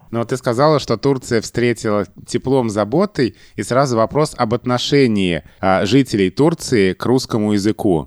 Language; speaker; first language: Russian; native; Russian